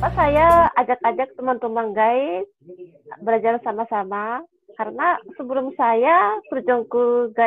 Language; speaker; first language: Indonesian; non-native, fluent; Japanese